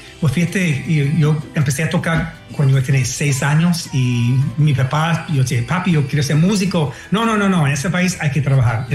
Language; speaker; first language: Spanish; non-native, fluent; English